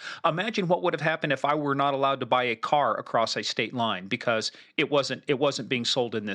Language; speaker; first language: English; native; English